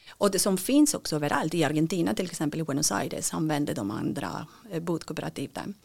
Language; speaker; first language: Swedish; non-native, fluent; Spanish